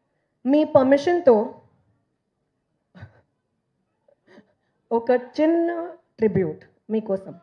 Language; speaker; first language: Telugu; non-native, learner; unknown